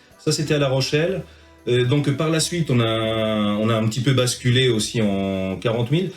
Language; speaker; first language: French; early bilingual, heritage; French